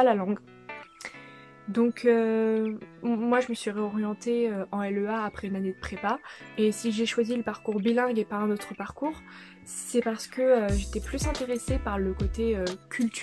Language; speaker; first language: French; native; French